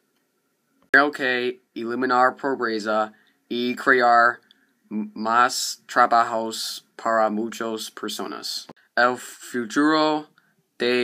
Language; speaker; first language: Spanish; non-native, learner; English